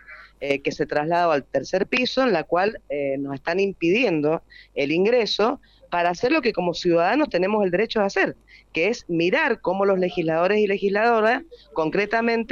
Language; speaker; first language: Spanish; native; Spanish